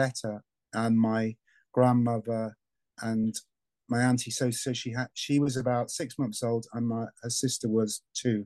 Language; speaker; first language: English; native; English